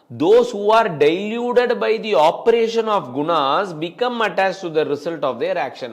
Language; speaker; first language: English; non-native, local second language; Tamil